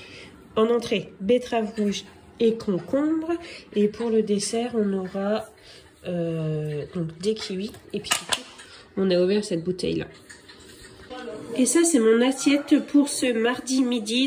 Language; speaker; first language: French; native; French